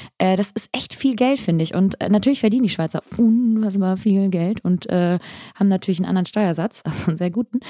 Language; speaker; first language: German; early bilingual, other home language; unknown